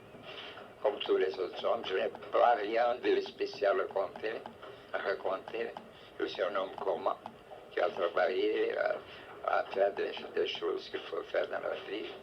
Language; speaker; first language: French; non-native, fluent; Portuguese